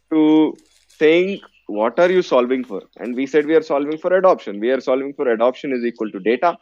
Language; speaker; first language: English; non-native, local second language; Telugu